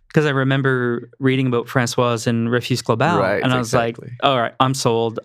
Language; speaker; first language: English; native; English